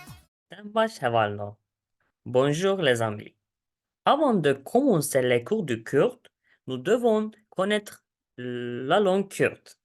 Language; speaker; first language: French; non-native, learner; Kurdish